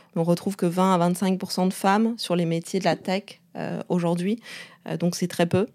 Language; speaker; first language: French; non-native, fluent; Chinese